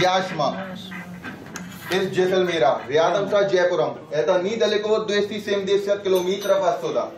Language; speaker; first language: Russian; non-native, learner; Hindi